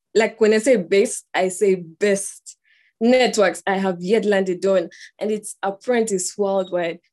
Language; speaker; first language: English; non-native, local second language; Ganda